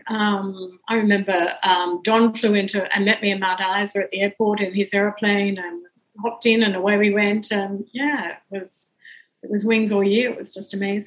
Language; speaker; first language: English; native; English